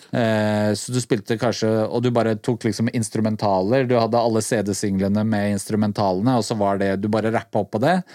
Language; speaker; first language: Norwegian; native; Norwegian